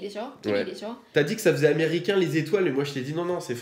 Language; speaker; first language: French; native; French